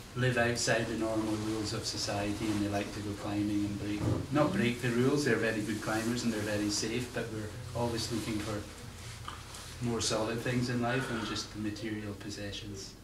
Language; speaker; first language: English; native; English